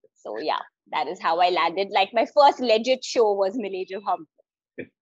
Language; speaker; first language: English; non-native, local second language; Hindi